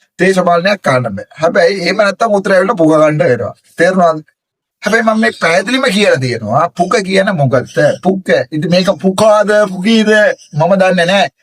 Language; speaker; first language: Sinhala; non-native, local second language; Tamil